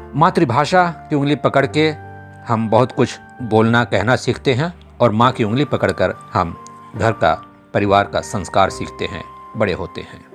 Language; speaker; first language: Hindi; non-native, local second language; Bhojpuri